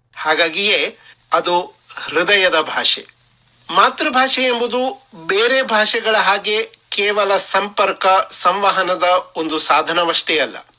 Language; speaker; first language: Kannada; non-native, local second language; Marathi